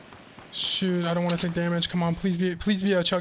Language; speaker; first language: English; native; English